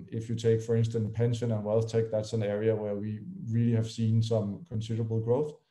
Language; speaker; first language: English; non-native, fluent; Danish